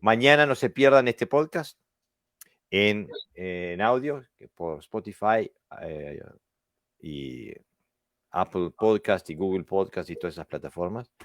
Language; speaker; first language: Spanish; native; Spanish